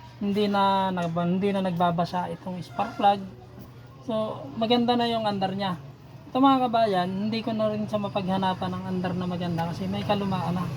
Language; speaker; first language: Filipino; native; Filipino